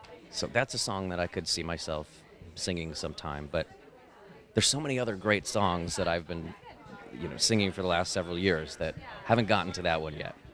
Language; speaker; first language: English; native; English